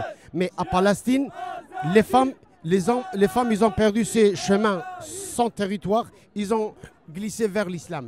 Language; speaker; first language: French; non-native, learner; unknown